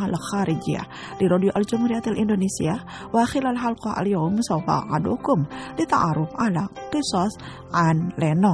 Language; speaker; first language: Arabic; non-native, fluent; Indonesian